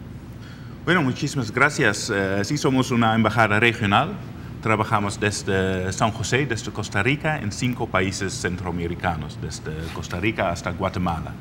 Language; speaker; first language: Spanish; non-native, fluent; Dutch